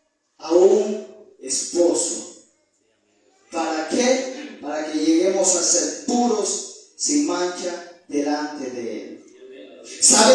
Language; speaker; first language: Spanish; native; Spanish